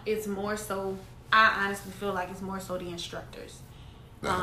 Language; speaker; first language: English; native; English